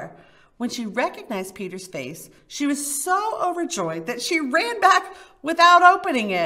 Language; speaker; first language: English; native; English